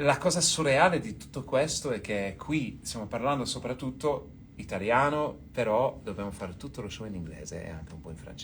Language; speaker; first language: Italian; non-native, fluent; English